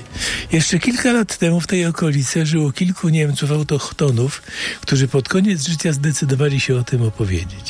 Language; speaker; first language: Polish; native; Polish